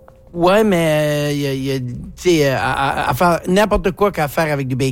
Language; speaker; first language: French; native; French